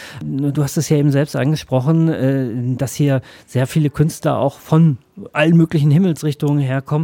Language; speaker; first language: German; native; German